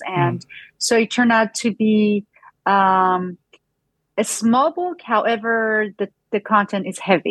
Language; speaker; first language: English; non-native, fluent; Persian